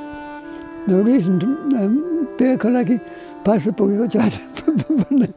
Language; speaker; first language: Nepali; non-native, learner; English